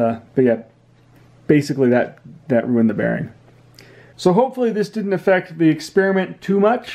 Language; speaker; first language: English; native; English